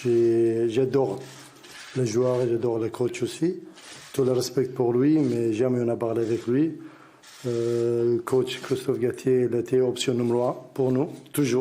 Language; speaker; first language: French; non-native, learner; Arabic